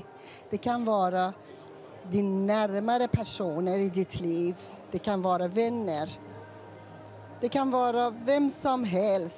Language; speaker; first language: Swedish; non-native, fluent; Persian